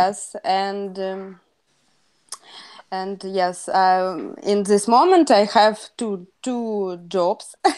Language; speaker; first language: English; non-native, learner; Russian